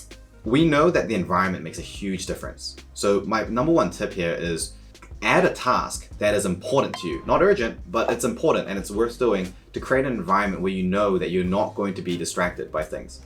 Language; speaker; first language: English; native; English